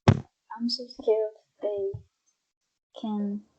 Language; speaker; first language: English; non-native, fluent; Spanish